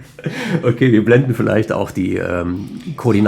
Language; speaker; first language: German; native; German